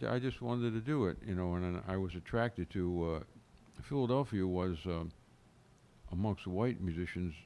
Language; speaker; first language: English; native; English